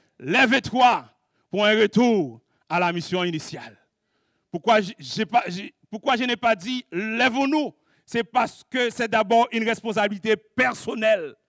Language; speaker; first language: French; non-native, local second language; Haitian Creole